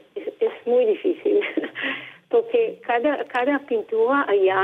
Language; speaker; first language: Spanish; non-native, learner; Hebrew